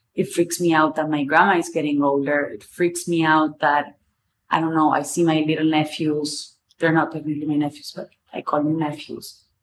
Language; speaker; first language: English; non-native, fluent; Spanish